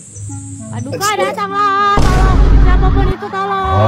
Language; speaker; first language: Indonesian; native; Indonesian